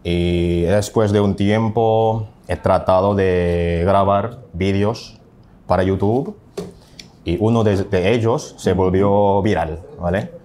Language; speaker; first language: Spanish; non-native, fluent; Indonesian